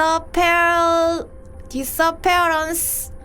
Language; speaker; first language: English; non-native, learner; Korean